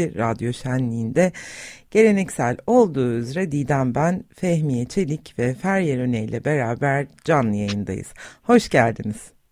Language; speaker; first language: Turkish; native; Turkish